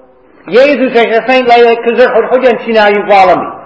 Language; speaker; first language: Hungarian; non-native, fluent; English